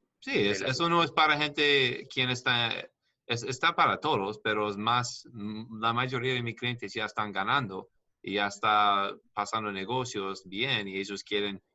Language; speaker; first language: Spanish; non-native, learner; English